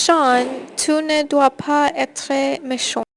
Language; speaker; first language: French; non-native, learner; English